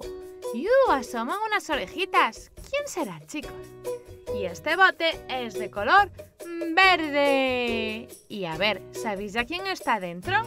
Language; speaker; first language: Spanish; native; Spanish